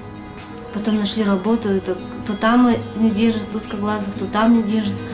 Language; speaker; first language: Russian; native; Russian